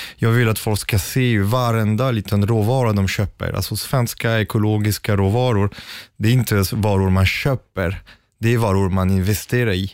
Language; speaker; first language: Swedish; non-native, fluent; French